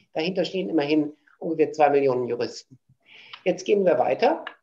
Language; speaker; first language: German; native; German